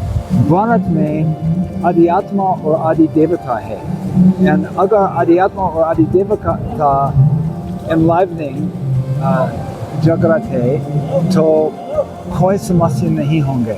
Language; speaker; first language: Hindi; non-native, learner; English